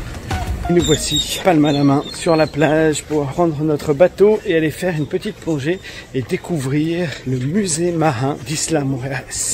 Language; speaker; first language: French; native; French